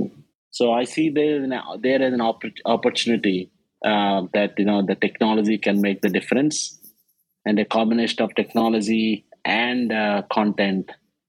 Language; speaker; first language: English; non-native, local second language; Telugu